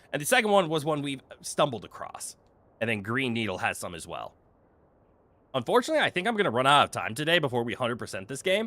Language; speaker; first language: English; native; English